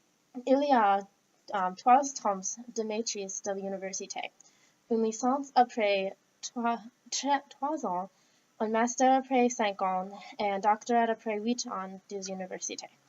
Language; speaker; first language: French; non-native, learner; English